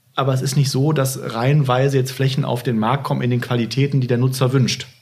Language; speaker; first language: German; native; German